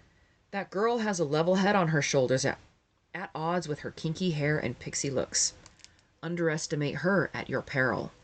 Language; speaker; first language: English; native; English